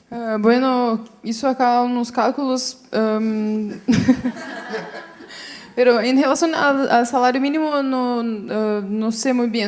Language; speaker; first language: Spanish; non-native, fluent; Portuguese